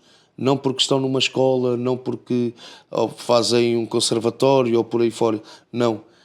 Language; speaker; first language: Portuguese; native; Portuguese